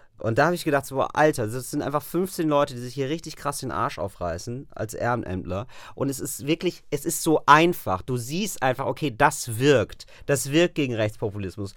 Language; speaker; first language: German; native; German